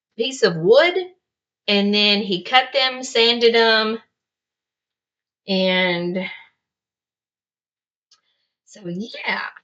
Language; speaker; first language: English; native; English